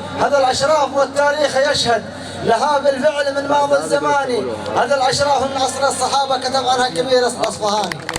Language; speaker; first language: Arabic; native; Arabic